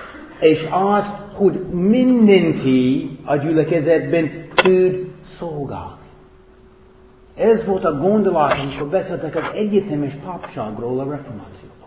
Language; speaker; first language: Hungarian; non-native, fluent; English